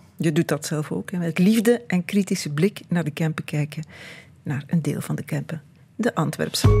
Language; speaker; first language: Dutch; native; Dutch